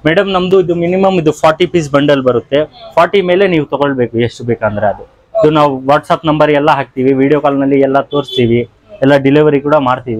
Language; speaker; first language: Kannada; non-native, local second language; Urdu